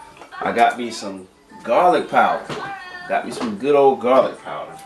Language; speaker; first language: English; native; English